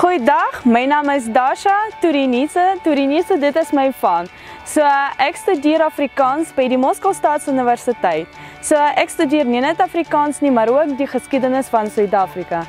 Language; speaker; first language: Afrikaans; non-native, fluent; Russian